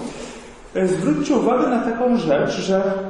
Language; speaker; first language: Polish; native; Polish